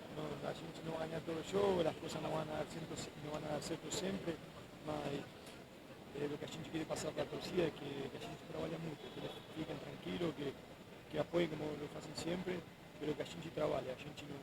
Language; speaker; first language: Portuguese; non-native, fluent; Spanish